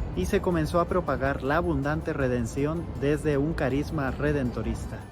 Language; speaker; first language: Spanish; native; Spanish